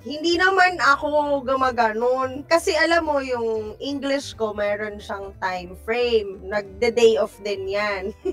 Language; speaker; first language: Filipino; non-native, local second language; Bikol